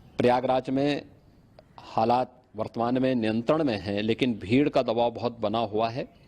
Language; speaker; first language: Hindi; native; Hindi